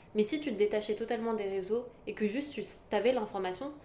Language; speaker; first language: French; native; French